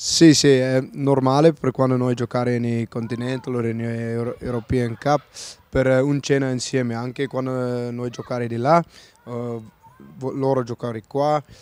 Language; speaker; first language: Italian; non-native, learner; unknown